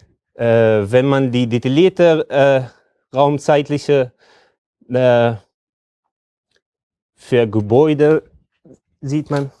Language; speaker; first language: German; non-native, fluent; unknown